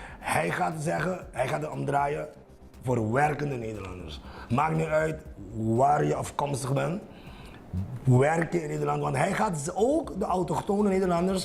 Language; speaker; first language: Dutch; non-native, local second language; Papiamento